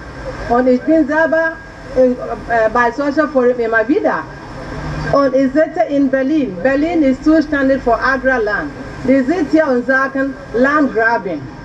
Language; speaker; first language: German; non-native, learner; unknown